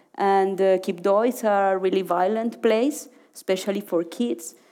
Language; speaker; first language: English; non-native, learner; Spanish